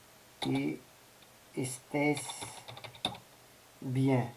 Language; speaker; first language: Spanish; non-native, learner; Arabic